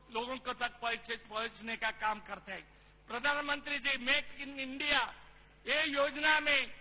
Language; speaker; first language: Hindi; non-native, local second language; Kannada